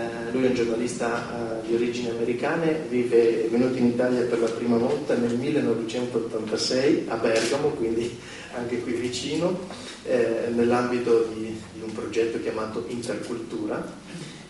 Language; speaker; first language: Italian; native; Italian